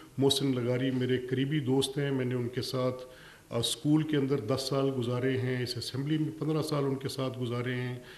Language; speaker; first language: Urdu; non-native, local second language; Punjabi